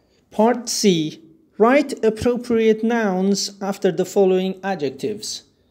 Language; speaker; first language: English; non-native, fluent; Persian